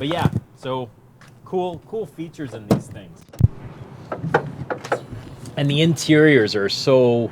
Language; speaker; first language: English; native; English